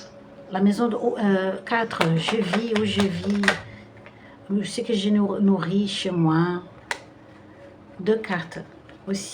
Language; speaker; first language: French; non-native, fluent; Portuguese